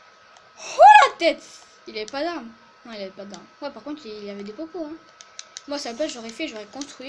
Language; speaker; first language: French; native; French